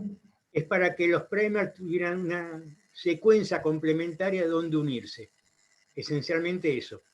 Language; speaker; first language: Spanish; native; Spanish